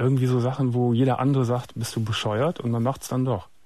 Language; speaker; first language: German; native; German